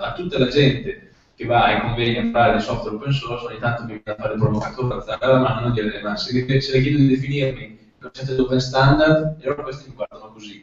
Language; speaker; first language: Italian; native; Italian